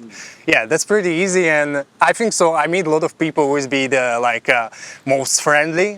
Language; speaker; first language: English; non-native, fluent; Slovak